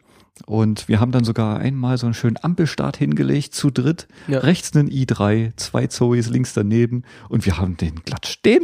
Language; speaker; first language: German; native; German